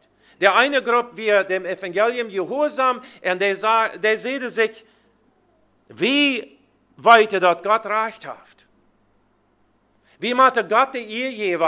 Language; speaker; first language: German; early bilingual, heritage; Plautdietsch